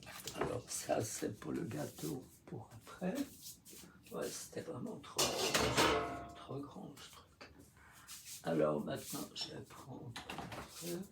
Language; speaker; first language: French; non-native, fluent; Russian